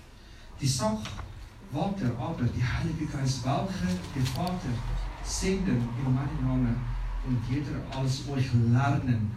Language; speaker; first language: German; non-native, learner; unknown